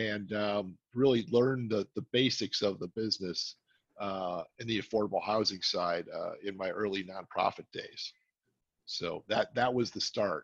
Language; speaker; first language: English; native; English